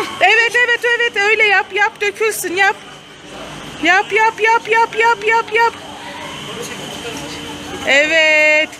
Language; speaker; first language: Turkish; native; Turkish